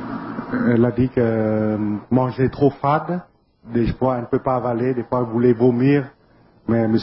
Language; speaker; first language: French; non-native, fluent; Vietnamese